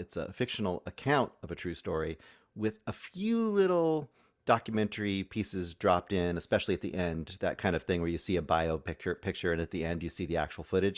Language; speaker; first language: English; native; English